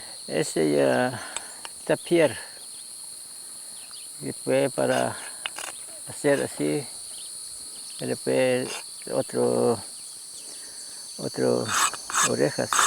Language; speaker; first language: Spanish; non-native, local second language; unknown